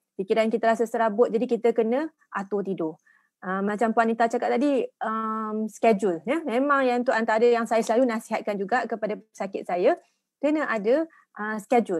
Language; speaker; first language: Malay; native; Malay